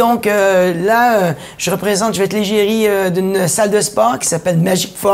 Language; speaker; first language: French; native; French